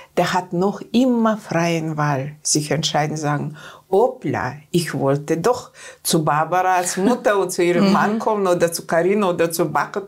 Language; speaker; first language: German; non-native, learner; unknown